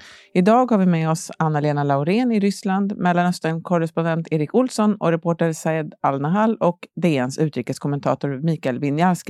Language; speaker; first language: Swedish; native; Swedish